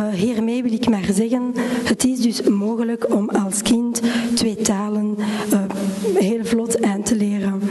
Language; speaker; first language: Dutch; non-native, local second language; French